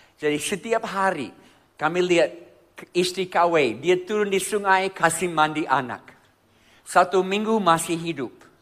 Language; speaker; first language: Indonesian; non-native, fluent; English